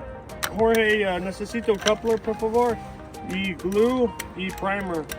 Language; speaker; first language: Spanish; non-native, learner; English